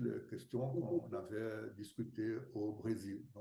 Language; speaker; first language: French; non-native, fluent; Portuguese